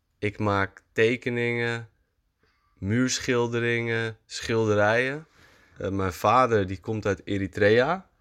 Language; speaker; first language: Dutch; native; Dutch